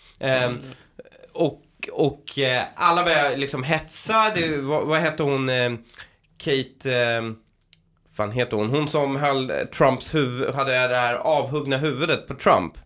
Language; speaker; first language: Swedish; early bilingual, other home language; Persian